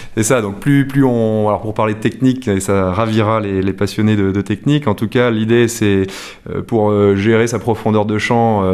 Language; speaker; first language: French; native; French